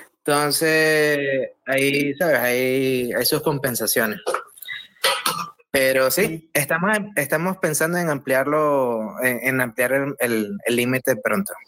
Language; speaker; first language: Spanish; native; Spanish